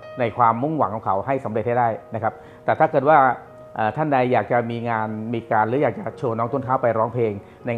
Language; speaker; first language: Thai; native; Thai